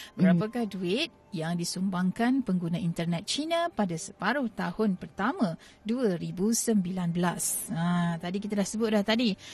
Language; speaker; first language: Malay; native; Malay